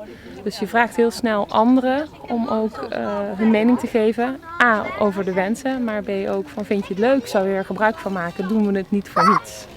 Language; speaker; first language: Dutch; native; Dutch